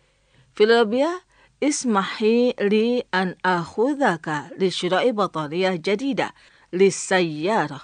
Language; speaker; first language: Arabic; non-native, fluent; Indonesian